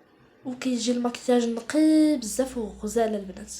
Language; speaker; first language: Arabic; native; Arabic